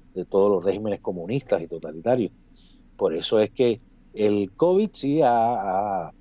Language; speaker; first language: Spanish; native; Spanish